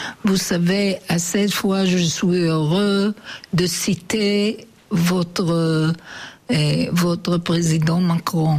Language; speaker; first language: French; non-native, learner; Hebrew